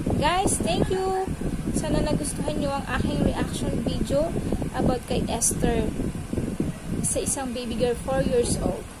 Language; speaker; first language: English; non-native, local second language; Filipino